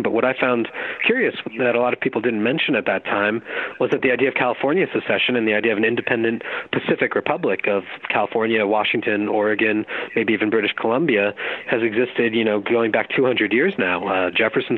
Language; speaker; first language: English; native; English